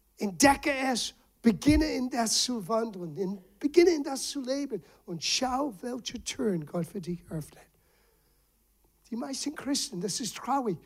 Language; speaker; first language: German; non-native, fluent; English